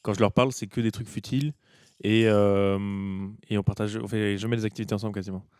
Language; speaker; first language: French; native; French